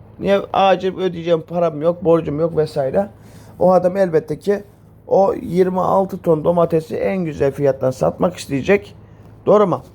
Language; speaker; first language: Turkish; native; Turkish